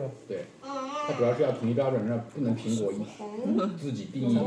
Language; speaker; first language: Chinese; native; Chinese